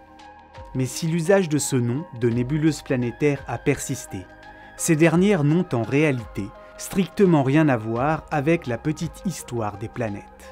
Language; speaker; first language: French; native; French